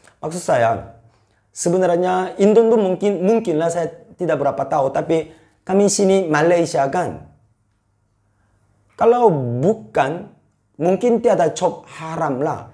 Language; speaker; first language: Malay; non-native, fluent; Korean